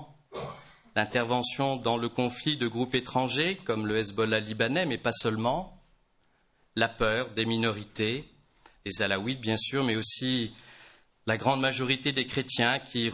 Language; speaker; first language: French; native; French